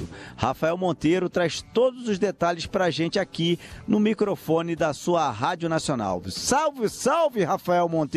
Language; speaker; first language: Portuguese; native; Portuguese